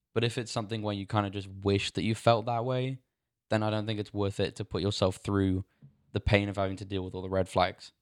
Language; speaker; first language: English; native; English